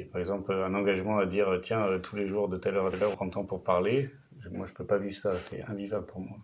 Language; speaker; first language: French; native; French